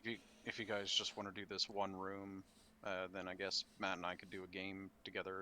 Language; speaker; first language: English; native; English